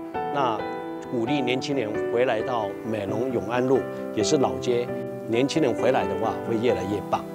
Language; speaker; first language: Chinese; non-native, local second language; Hakka Chinese